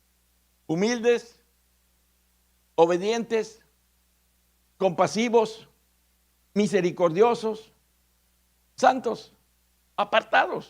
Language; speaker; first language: Spanish; native; Spanish